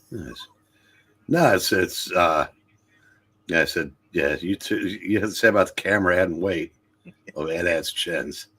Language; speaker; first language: English; native; English